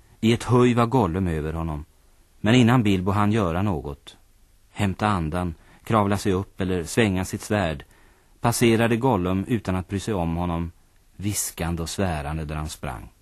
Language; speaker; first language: Swedish; native; Swedish